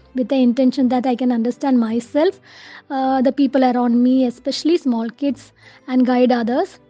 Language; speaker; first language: English; non-native, local second language; Malayalam